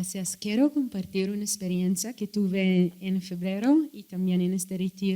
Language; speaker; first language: Spanish; non-native, fluent; English